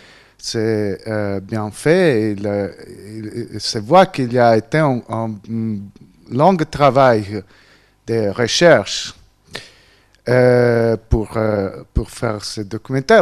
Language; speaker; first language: French; non-native, fluent; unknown